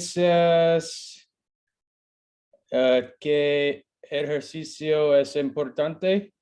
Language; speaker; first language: Spanish; non-native, learner; English